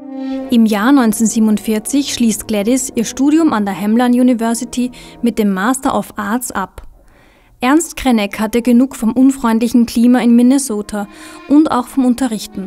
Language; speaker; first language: German; native; German